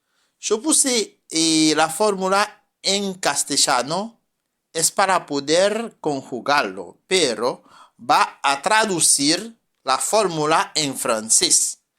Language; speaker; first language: Spanish; non-native, fluent; French